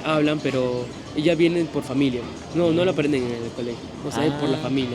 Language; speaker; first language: Spanish; native; Spanish